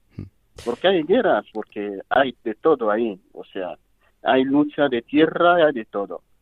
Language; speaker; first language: Spanish; non-native, fluent; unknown